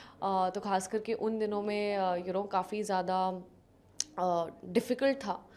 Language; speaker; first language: Hindi; native; Hindi